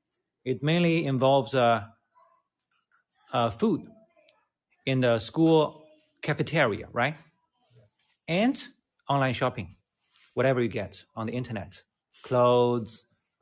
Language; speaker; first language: English; non-native, fluent; Chinese